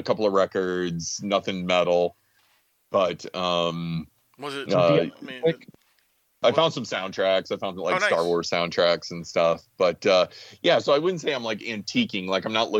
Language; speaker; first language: English; native; English